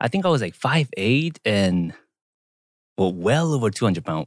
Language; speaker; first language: English; non-native, fluent; Korean